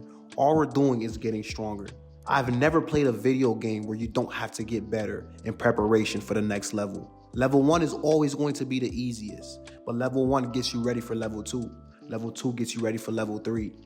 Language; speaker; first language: English; native; English